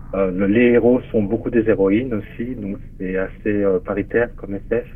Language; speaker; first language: French; native; French